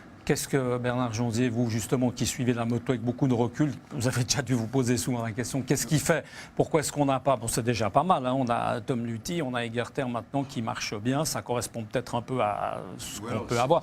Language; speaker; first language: French; native; French